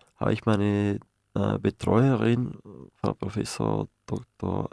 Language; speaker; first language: German; non-native, fluent; Spanish